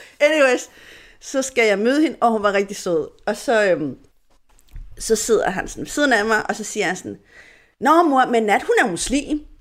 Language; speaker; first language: Danish; non-native, fluent; Spanish